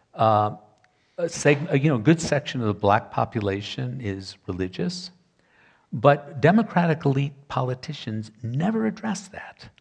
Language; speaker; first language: English; native; English